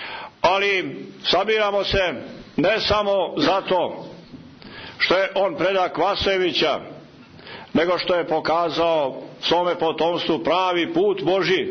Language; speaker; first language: Croatian; native; Croatian